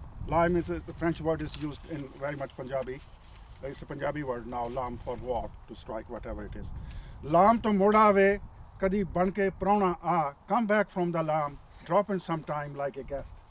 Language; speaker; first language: English; non-native, local second language; Punjabi